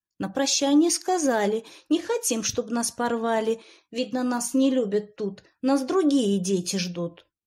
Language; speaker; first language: Russian; non-native, local second language; Azerbaijani